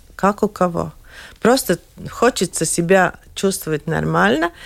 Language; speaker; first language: Russian; non-native, learner; Latvian